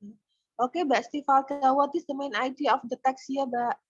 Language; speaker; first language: English; non-native, fluent; Indonesian